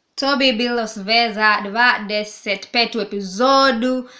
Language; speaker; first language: Serbian; non-native, learner; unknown